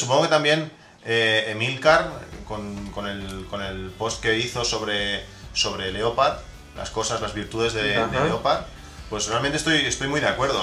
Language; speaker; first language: Spanish; native; Spanish